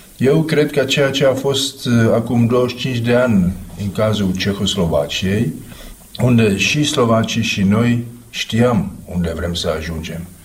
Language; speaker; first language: Romanian; non-native, fluent; Czech